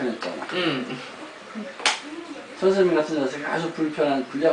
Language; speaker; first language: Korean; native; Korean